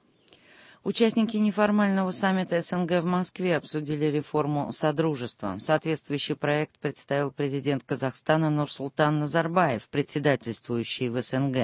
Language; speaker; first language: Russian; native; Russian